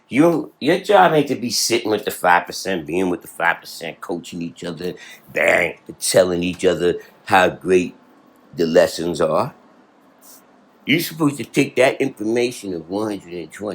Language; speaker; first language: English; native; English